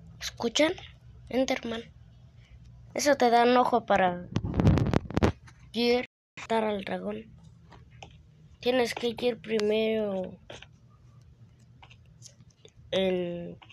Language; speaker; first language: Spanish; early bilingual, heritage; Spanish